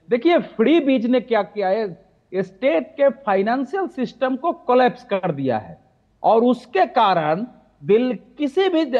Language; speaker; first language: Hindi; native; Hindi